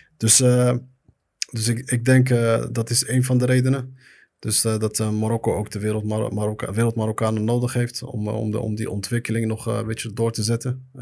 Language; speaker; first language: Dutch; early bilingual, other home language; Arabic